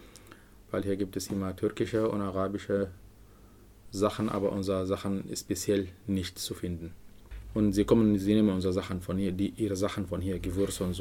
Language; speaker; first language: German; non-native, learner; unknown